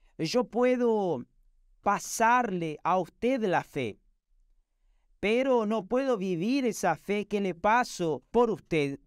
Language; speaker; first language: Spanish; non-native, fluent; Portuguese